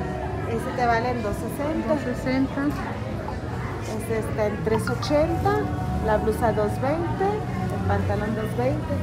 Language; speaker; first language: Spanish; native; Spanish